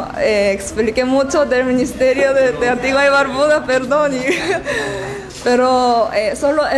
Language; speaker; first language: Spanish; non-native, learner; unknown